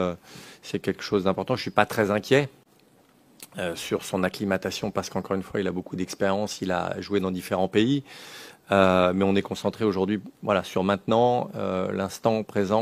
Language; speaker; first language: French; native; French